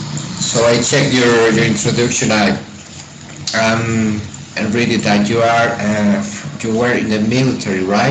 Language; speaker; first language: English; non-native, fluent; Spanish